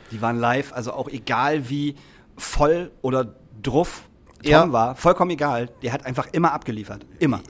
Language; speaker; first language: German; native; German